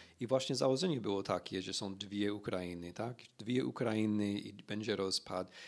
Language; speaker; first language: Polish; non-native, fluent; English